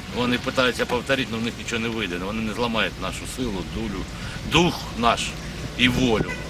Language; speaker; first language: Ukrainian; native; Ukrainian